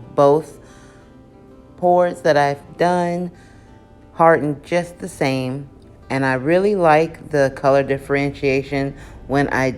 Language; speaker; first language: English; native; English